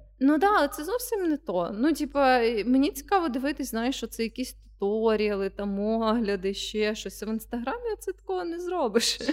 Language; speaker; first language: Ukrainian; non-native, local second language; Russian